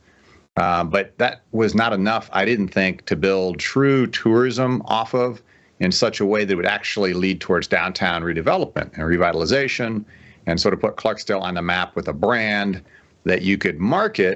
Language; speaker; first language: English; native; English